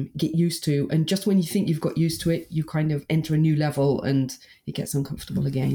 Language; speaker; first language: English; native; English